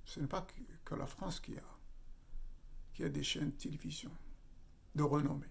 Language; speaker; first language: French; non-native, local second language; Arabic